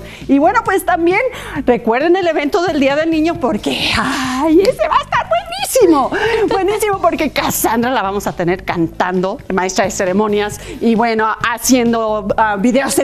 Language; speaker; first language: Spanish; native; Spanish